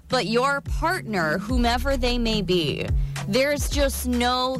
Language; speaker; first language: English; native; English